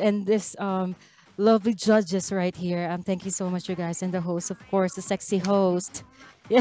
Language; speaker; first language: English; non-native, local second language; Filipino